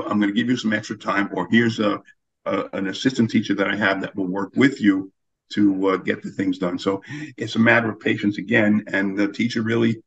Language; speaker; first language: English; native; English